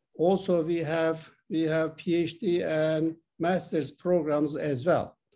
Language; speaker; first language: English; non-native, fluent; Turkish